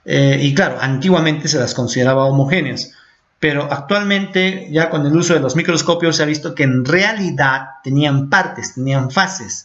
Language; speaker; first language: Spanish; native; Spanish